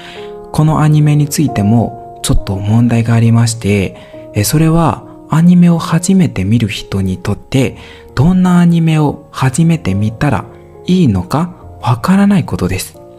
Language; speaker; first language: Japanese; non-native, learner; Burmese